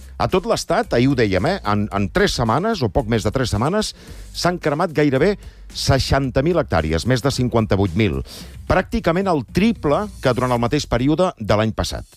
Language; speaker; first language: Catalan; native; Catalan